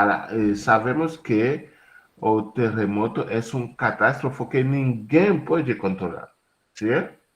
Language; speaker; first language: Portuguese; non-native, learner; Haitian Creole